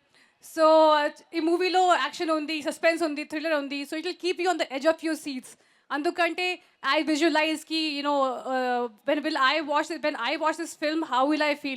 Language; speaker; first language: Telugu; non-native, fluent; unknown